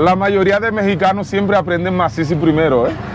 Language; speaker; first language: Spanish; non-native, learner; Haitian Creole